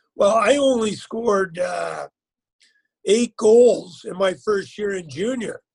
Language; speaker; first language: English; native; English